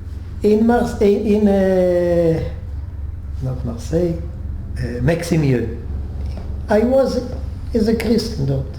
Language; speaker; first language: English; non-native, learner; French